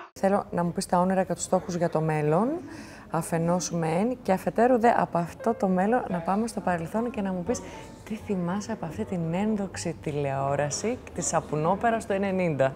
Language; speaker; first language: Greek; native; Greek